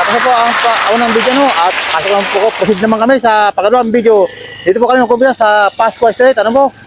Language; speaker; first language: Filipino; native; Filipino